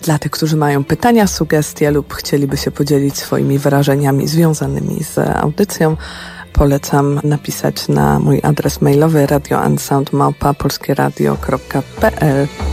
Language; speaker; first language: Polish; native; Polish